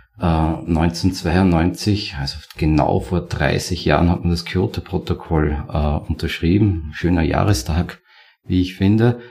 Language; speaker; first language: German; native; German